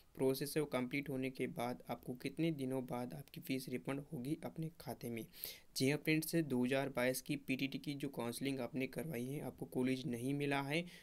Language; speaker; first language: Hindi; native; Hindi